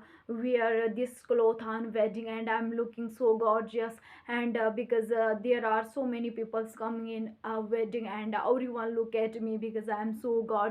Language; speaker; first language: English; non-native, learner; Hindi